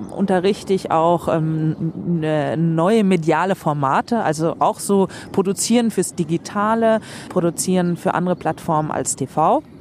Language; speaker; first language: German; non-native, fluent; Swedish